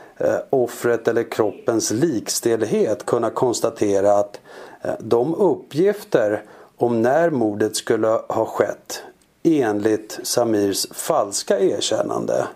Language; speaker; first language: Swedish; native; Swedish